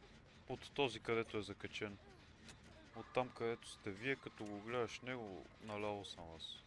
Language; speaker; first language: Bulgarian; native; Bulgarian